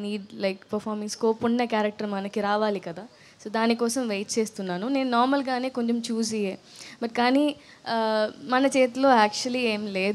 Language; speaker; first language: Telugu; non-native, local second language; Tamil